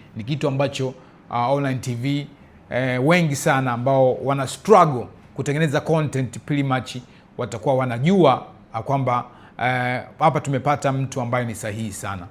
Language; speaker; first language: Swahili; early bilingual, heritage; Swahili